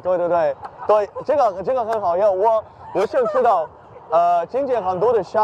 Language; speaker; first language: Chinese; non-native, learner; Dutch